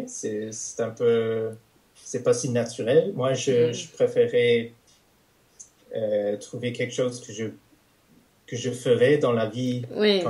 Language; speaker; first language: French; non-native, fluent; English